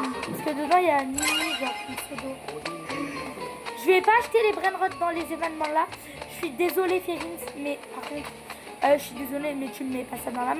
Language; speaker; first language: French; native; French